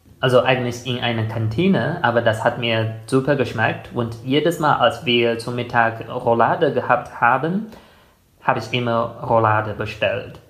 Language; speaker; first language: German; non-native, fluent; Chinese